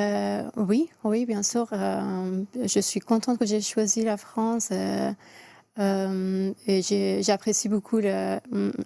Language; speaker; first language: French; non-native, fluent; Persian